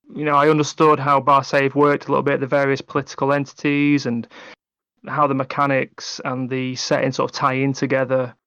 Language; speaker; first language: English; native; English